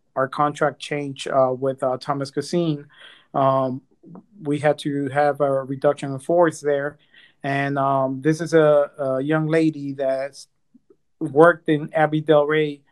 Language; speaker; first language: English; early bilingual, other home language; Spanish